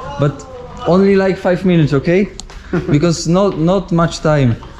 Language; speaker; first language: English; non-native, learner; Polish